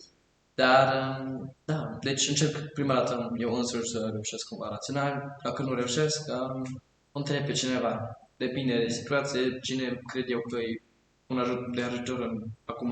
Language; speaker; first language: Romanian; early bilingual, heritage; German